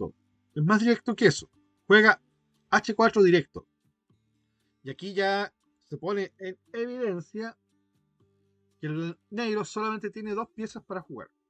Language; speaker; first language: Spanish; native; Spanish